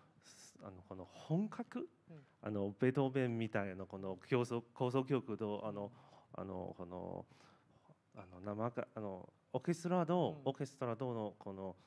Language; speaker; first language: Japanese; non-native, learner; Chinese